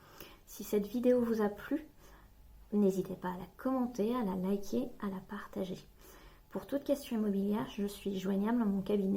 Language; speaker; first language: French; native; French